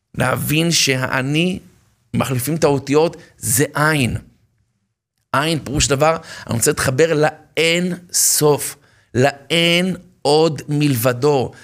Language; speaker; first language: Hebrew; native; Hebrew